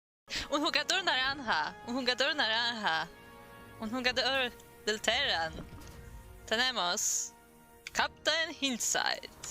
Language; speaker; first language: Spanish; non-native, learner; English